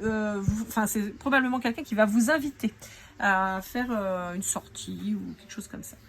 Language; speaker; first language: French; native; French